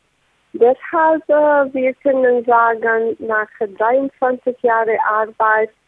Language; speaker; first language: German; non-native, fluent; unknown